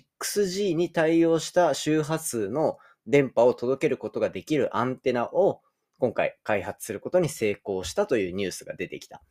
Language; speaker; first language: Japanese; native; Japanese